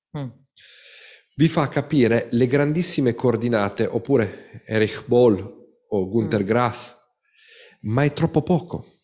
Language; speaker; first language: Italian; native; Italian